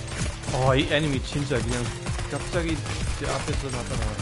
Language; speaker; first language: Korean; non-native, fluent; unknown